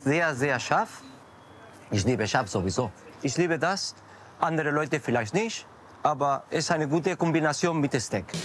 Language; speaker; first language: German; non-native, learner; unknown